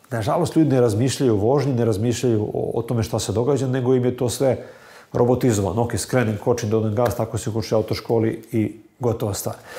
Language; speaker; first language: Serbian; native; Serbian